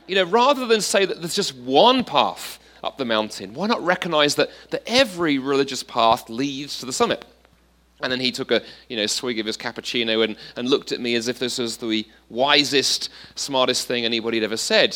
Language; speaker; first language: English; native; English